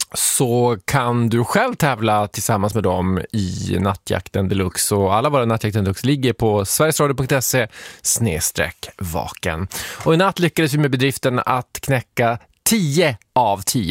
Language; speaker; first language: Swedish; native; Swedish